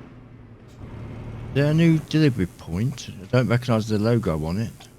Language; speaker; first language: English; native; English